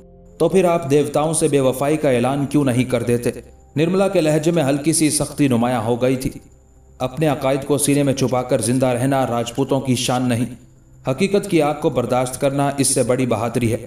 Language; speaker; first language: Urdu; native; Urdu